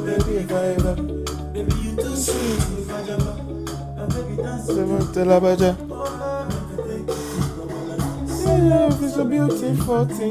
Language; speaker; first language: English; native; English